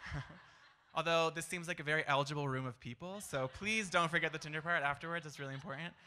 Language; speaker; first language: English; native; English